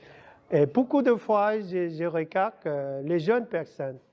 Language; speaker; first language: French; non-native, learner; Vietnamese